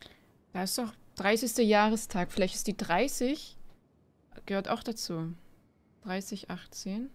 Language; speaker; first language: German; native; German